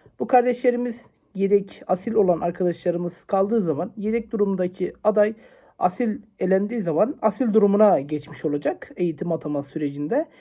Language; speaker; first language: Turkish; native; Turkish